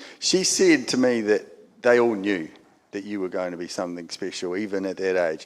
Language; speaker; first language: English; native; English